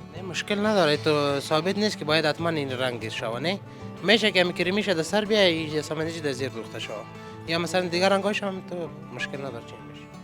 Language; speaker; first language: Persian; native; Persian